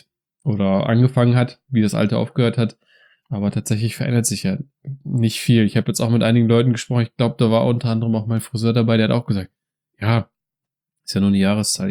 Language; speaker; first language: German; native; German